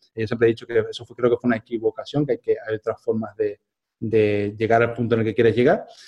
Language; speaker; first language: Spanish; native; Spanish